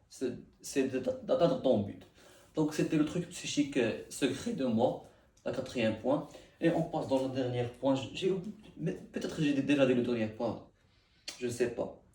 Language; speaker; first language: French; non-native, learner; Arabic